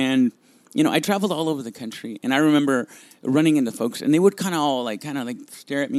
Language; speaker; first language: English; early bilingual, other home language; Spanish